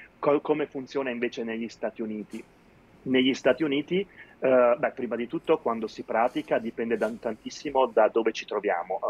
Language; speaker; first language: Italian; native; Italian